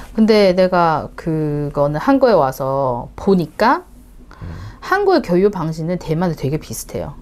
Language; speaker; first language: Korean; non-native, learner; Chinese